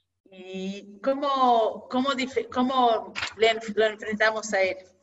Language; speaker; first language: Spanish; non-native, fluent; Hebrew